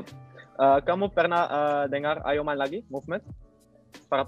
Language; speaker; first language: Indonesian; non-native, learner; Dutch